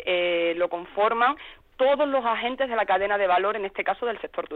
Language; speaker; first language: Spanish; native; Spanish